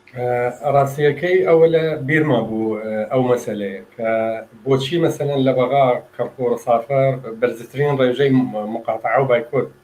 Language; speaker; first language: Central Kurdish; non-native, local second language; Arabic